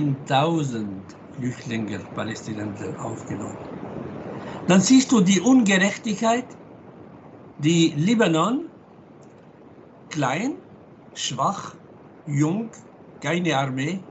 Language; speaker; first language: German; non-native, fluent; Arabic